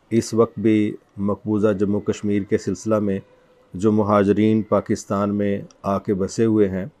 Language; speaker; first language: Urdu; non-native, local second language; Punjabi